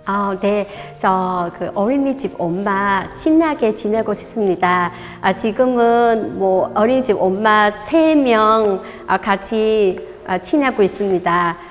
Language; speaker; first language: Korean; non-native, learner; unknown